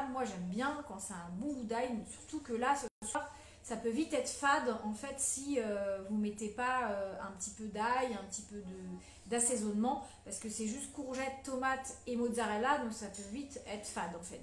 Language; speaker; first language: French; native; French